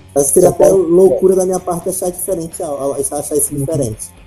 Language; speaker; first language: Portuguese; native; Portuguese